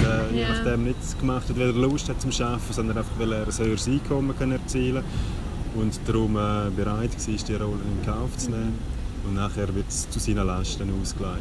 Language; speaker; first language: German; native; German